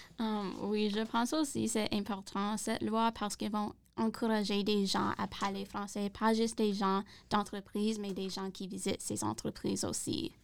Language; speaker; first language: French; non-native, learner; English